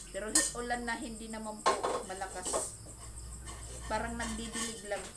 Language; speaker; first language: Filipino; non-native, local second language; Waray